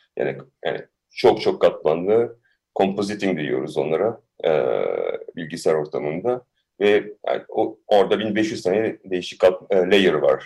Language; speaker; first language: Turkish; early bilingual, heritage; Turkish